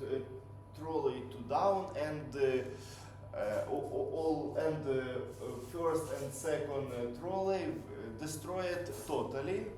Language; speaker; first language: English; non-native, learner; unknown